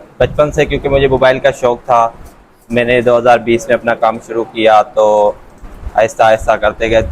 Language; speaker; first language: Urdu; non-native, local second language; Sindhi